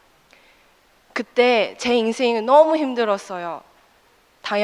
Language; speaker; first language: Korean; non-native, fluent; Chinese